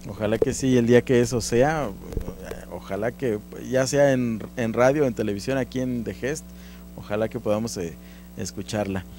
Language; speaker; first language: Spanish; native; Spanish